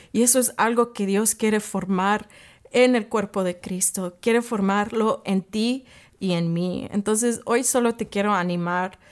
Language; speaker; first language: Spanish; early bilingual, other home language; English